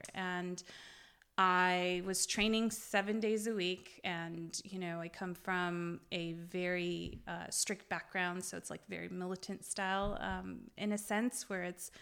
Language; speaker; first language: English; early bilingual, other home language; Armenian